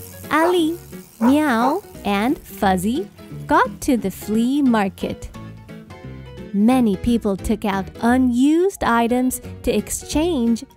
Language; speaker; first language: English; non-native, fluent; Chinese